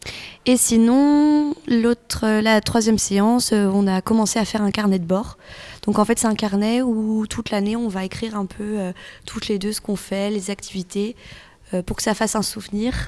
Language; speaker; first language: French; native; French